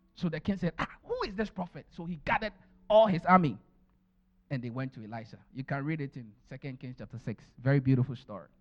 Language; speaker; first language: English; non-native, local second language; Akan